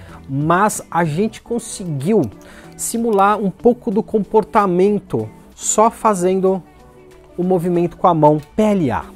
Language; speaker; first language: Portuguese; native; Portuguese